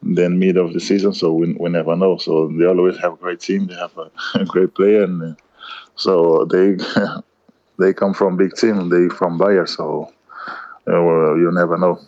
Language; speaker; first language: English; non-native, learner; Kabuverdianu